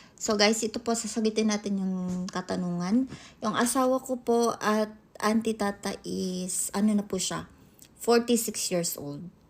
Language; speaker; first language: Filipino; non-native, local second language; Cebuano